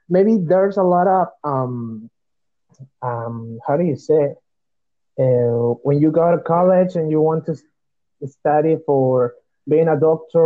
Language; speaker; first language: English; non-native, learner; Spanish